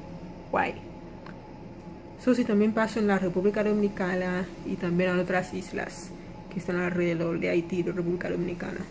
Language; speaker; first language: Spanish; non-native, fluent; Haitian Creole